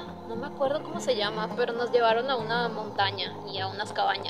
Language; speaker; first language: Spanish; native; Spanish